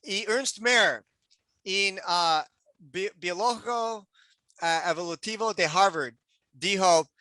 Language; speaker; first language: Spanish; non-native, learner; English